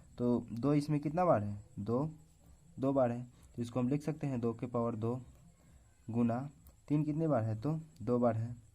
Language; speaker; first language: Hindi; native; Hindi